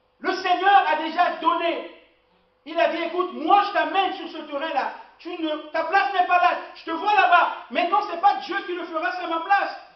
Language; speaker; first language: French; non-native, local second language; Lingala